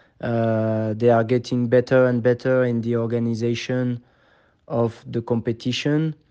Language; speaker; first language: English; non-native, fluent; French